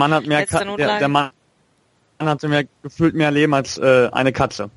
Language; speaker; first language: German; native; German